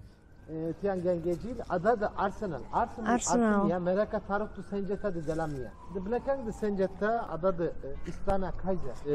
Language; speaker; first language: Indonesian; non-native, learner; Turkish